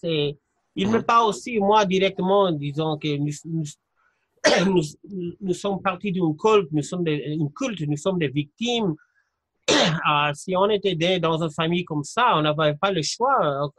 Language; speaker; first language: French; non-native, fluent; English